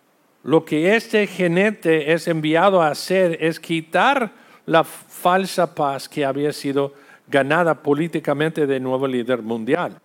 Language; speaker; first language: Spanish; non-native, fluent; English